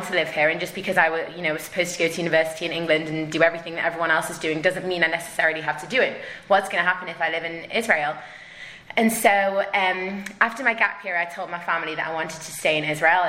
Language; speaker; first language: English; native; English